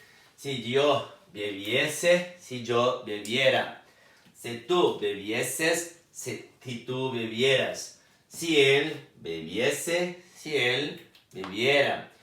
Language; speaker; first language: Spanish; non-native, fluent; Portuguese